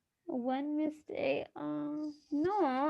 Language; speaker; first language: English; non-native, learner; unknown